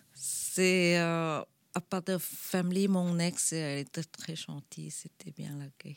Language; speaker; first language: French; non-native, learner; Thai